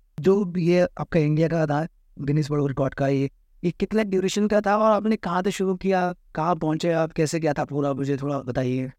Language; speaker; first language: Hindi; native; Hindi